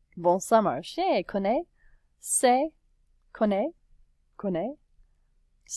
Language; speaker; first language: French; non-native, fluent; English